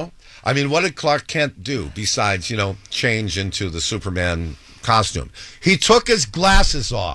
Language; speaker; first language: English; native; English